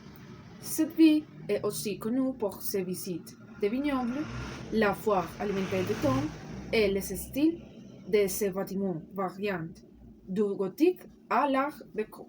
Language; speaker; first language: French; non-native, learner; Spanish